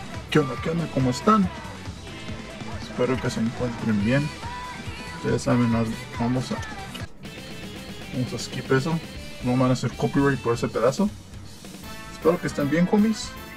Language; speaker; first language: Spanish; native; Spanish